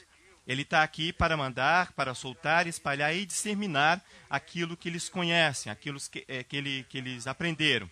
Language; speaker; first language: Portuguese; native; Portuguese